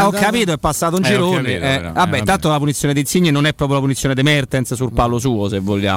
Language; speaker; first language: Italian; native; Italian